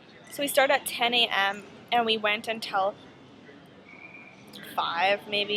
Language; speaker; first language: English; native; English